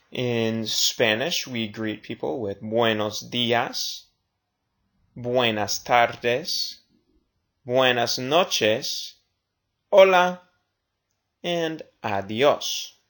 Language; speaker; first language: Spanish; non-native, fluent; English